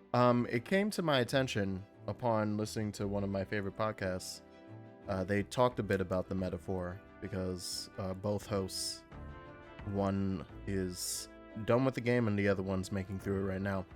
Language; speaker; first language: English; native; English